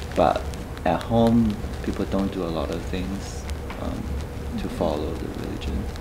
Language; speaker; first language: English; non-native, fluent; Chinese